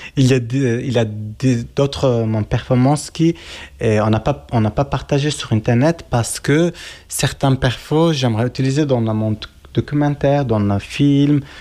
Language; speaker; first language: French; non-native, learner; Kurdish